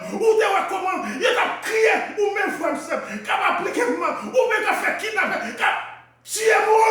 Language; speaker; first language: French; non-native, local second language; Haitian Creole